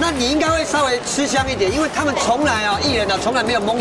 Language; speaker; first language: Chinese; native; Chinese